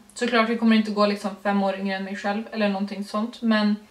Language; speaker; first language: Swedish; early bilingual, other home language; Norwegian